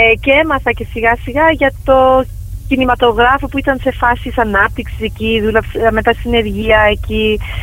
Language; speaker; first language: Greek; early bilingual, heritage; Greek